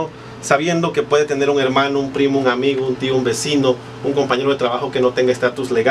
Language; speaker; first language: Spanish; native; Spanish